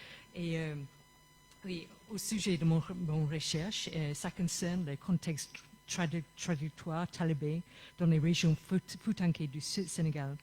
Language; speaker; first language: French; non-native, fluent; English